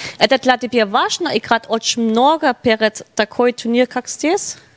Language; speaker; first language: Russian; non-native, learner; German